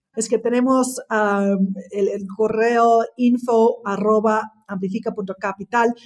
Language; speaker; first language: Spanish; non-native, fluent; English